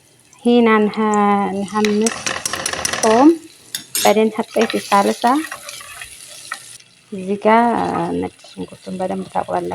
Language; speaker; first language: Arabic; non-native, learner; Amharic